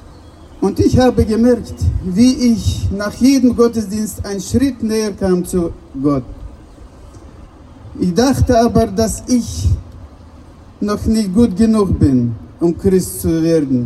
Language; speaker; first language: German; non-native, fluent; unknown